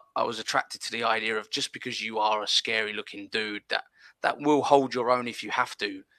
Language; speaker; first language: English; early bilingual, other home language; Spanish